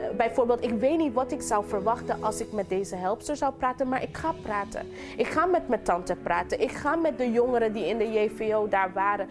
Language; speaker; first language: Dutch; non-native, local second language; English